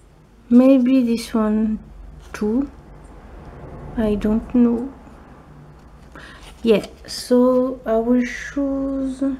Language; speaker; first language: English; non-native, learner; French